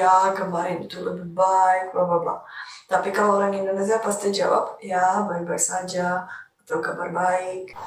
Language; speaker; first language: Indonesian; non-native, fluent; Czech